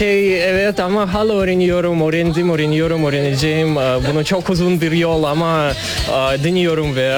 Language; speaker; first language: Turkish; non-native, learner; Russian